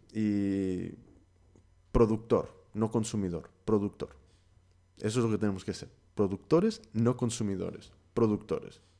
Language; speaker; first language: Spanish; early bilingual, heritage; Spanish